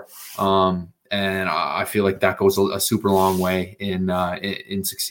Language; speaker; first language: English; native; English